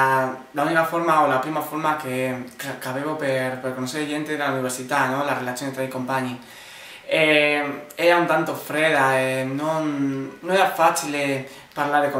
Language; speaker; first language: Italian; non-native, learner; Spanish